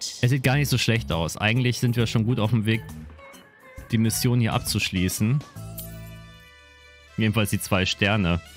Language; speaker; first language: German; native; German